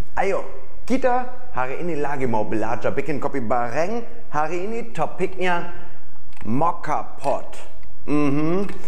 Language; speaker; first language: Indonesian; non-native, fluent; German